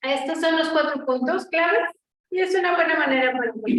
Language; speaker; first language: Spanish; native; Spanish